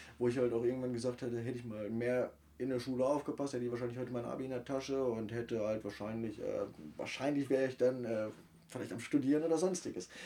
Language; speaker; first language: German; native; German